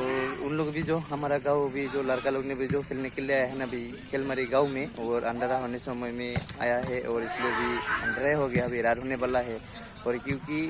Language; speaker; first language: Hindi; non-native, local second language; Bodo